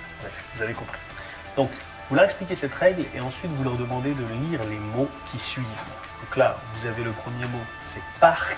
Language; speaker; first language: French; native; French